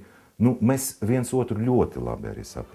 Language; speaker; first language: Latvian; non-native, local second language; Russian